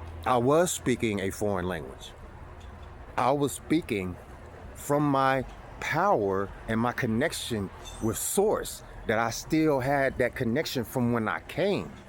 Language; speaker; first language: English; native; English